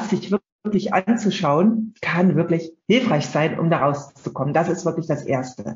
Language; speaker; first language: German; native; German